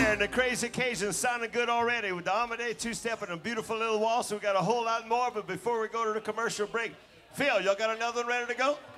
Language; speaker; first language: English; native; English